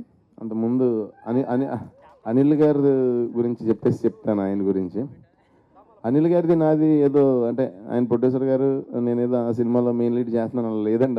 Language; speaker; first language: Telugu; native; Telugu